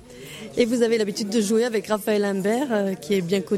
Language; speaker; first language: French; native; French